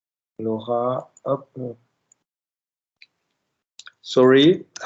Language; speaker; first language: English; non-native, learner; French